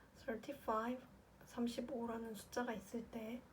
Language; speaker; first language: Korean; native; Korean